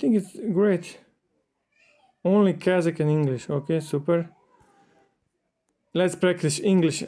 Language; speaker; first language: English; non-native, fluent; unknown